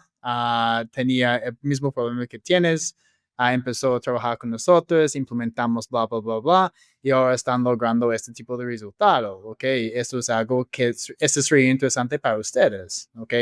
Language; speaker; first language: Spanish; non-native, fluent; English